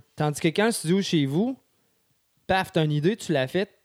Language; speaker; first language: French; native; French